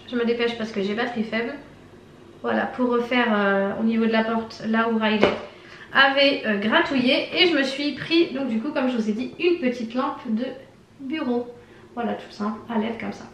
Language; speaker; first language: French; native; French